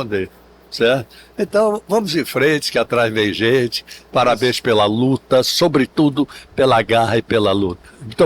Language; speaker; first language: Portuguese; native; Portuguese